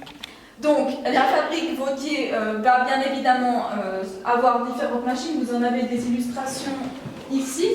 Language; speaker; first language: French; native; French